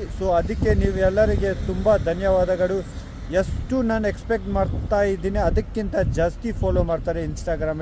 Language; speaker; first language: Kannada; non-native, local second language; Ladakhi